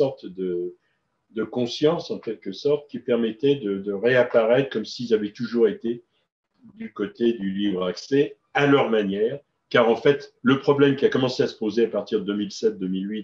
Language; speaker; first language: French; native; French